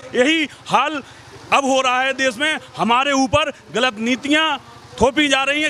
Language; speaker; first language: Hindi; native; Hindi